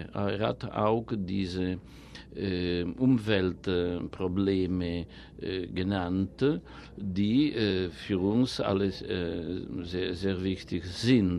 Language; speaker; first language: German; non-native, fluent; Italian